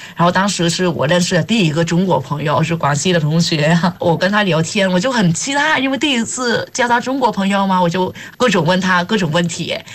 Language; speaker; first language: Chinese; non-native, fluent; Vietnamese